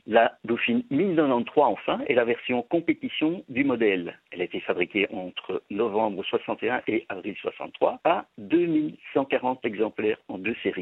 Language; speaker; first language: French; native; French